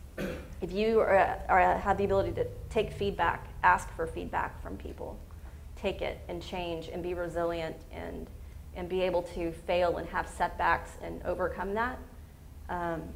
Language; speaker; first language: English; native; English